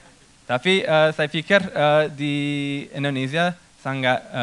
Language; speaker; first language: Indonesian; non-native, fluent; English